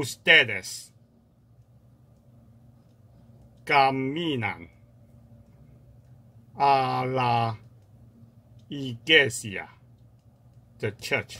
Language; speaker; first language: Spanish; non-native, learner; Cantonese